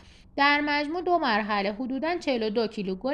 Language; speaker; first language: Persian; native; Persian